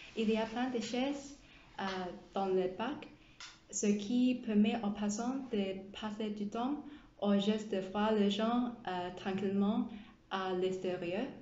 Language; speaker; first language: French; non-native, fluent; Cantonese